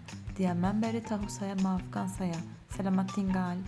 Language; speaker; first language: Indonesian; non-native, learner; Turkish